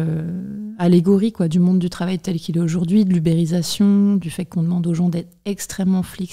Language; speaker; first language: French; native; French